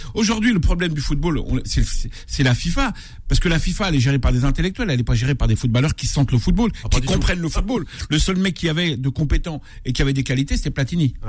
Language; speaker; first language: French; non-native, local second language; Arabic